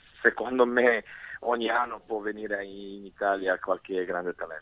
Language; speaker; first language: Italian; non-native, fluent; Serbian